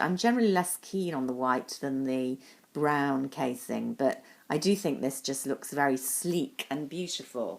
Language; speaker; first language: English; native; English